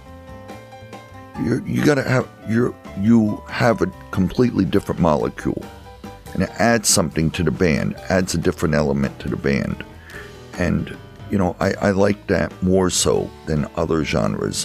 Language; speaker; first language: English; native; English